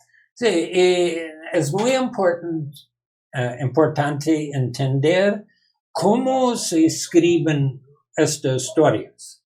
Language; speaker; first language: Spanish; non-native, learner; English